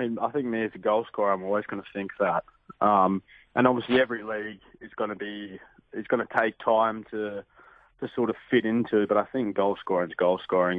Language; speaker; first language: English; native; English